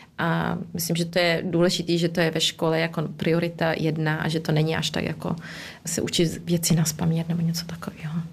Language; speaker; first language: Czech; early bilingual, heritage; Czech